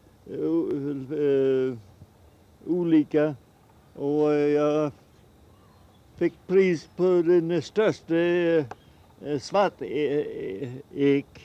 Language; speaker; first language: Swedish; early bilingual, heritage; Swedish